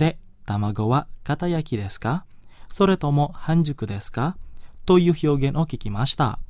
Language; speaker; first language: Japanese; non-native, fluent; Indonesian